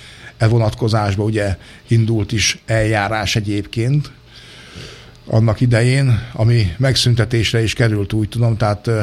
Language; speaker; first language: Hungarian; native; Hungarian